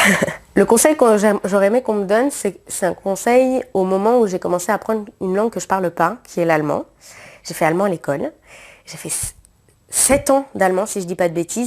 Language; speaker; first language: French; native; French